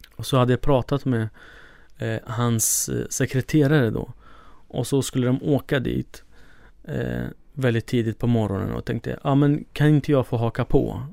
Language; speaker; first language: Swedish; early bilingual, other home language; Kurdish